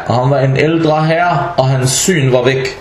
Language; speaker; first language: Danish; non-native, fluent; Arabic